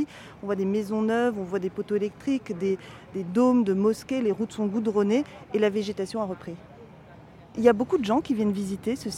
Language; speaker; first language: French; native; French